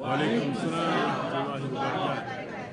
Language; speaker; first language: Arabic; non-native, learner; English